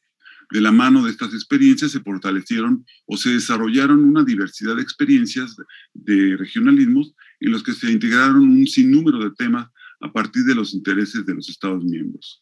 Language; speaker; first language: Spanish; native; Spanish